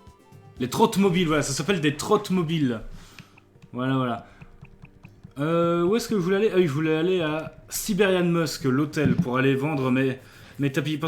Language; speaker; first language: French; native; French